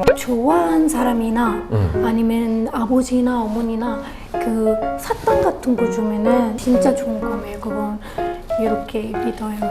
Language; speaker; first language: Korean; non-native, learner; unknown